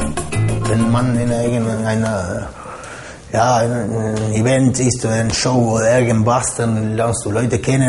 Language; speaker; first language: German; non-native, fluent; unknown